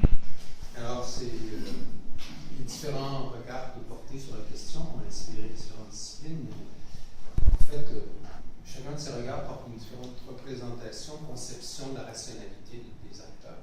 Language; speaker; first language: French; native; French